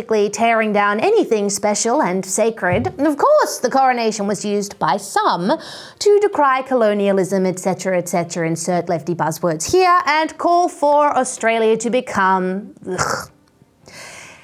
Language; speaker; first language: English; native; English